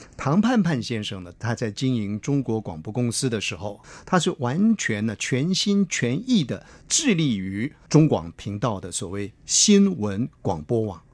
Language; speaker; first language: Chinese; native; Chinese